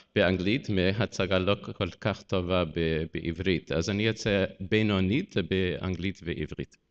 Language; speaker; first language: Hebrew; non-native, learner; English